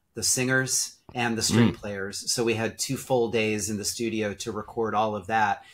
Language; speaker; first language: English; native; English